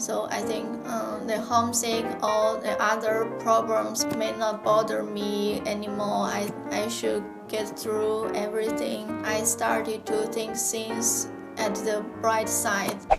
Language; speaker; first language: English; non-native, fluent; Chinese